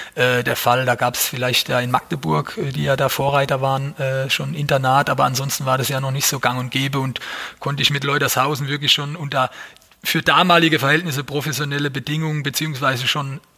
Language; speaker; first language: German; native; German